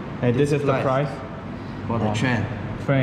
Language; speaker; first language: English; non-native, learner; Korean